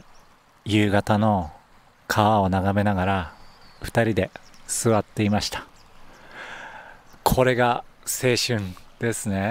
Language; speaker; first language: Japanese; native; Japanese